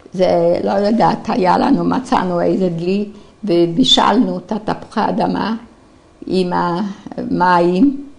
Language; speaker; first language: Hebrew; non-native, fluent; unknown